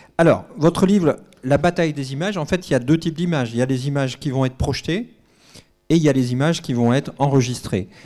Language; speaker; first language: French; native; French